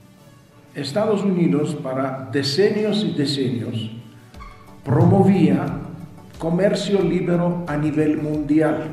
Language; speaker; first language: Spanish; non-native, fluent; Russian